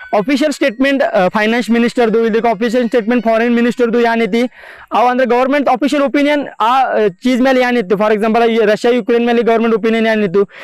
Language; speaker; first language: Kannada; non-native, local second language; Marathi